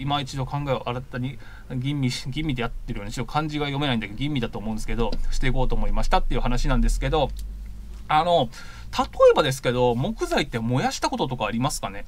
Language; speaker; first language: Japanese; native; Japanese